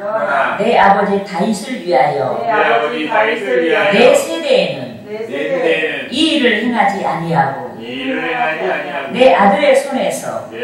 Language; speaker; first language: Korean; native; Korean